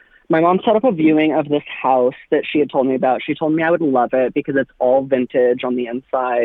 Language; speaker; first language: English; native; English